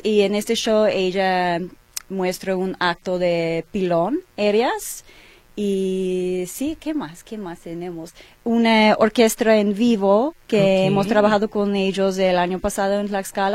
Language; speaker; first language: Spanish; non-native, learner; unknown